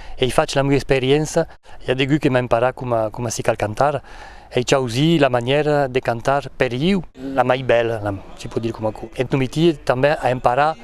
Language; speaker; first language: Occitan; non-native, local second language; French